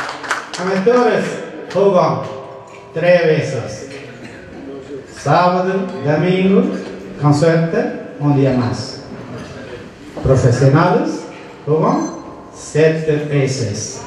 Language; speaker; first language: Spanish; non-native, learner; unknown